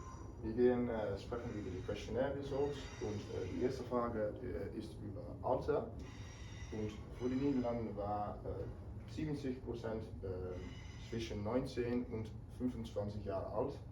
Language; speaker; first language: German; non-native, learner; Dutch